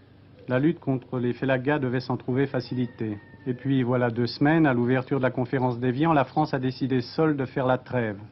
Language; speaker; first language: French; native; French